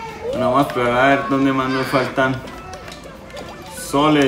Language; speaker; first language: Spanish; native; Spanish